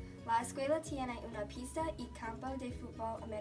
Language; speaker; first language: Spanish; non-native, learner; English